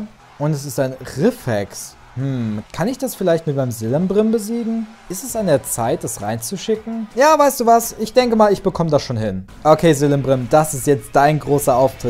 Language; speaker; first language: German; native; German